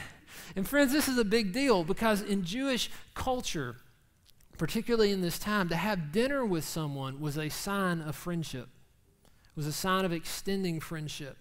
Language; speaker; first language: English; native; English